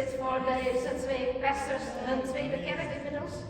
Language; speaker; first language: Dutch; non-native, fluent; Indonesian